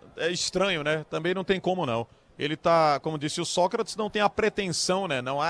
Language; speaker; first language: Portuguese; native; Portuguese